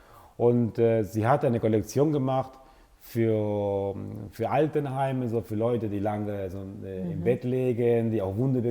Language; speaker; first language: German; non-native, fluent; Italian